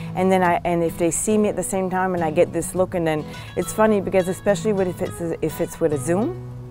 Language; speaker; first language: English; native; English